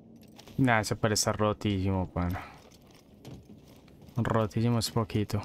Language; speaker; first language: Spanish; native; Spanish